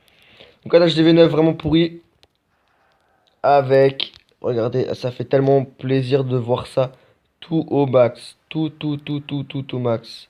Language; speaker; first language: French; native; French